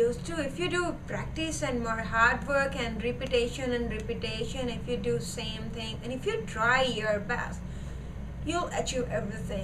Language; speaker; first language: English; non-native, learner; Gujarati